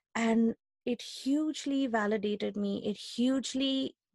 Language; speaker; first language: English; non-native, local second language; Hindi